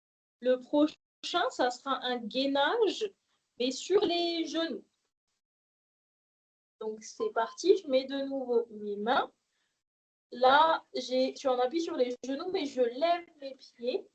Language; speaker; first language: French; native; French